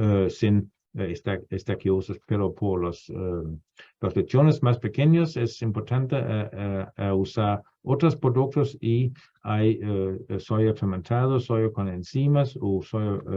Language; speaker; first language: Spanish; non-native, fluent; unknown